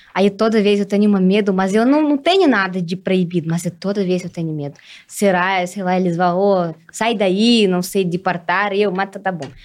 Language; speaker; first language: Portuguese; non-native, fluent; Russian